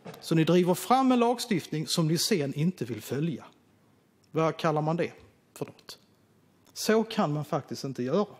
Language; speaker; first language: Swedish; native; Swedish